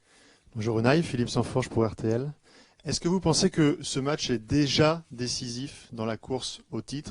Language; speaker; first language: French; native; French